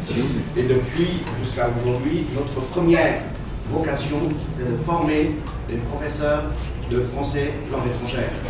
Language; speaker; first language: French; non-native, fluent; Vietnamese